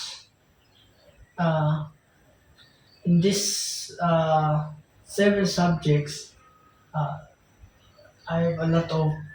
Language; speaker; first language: English; non-native, local second language; Filipino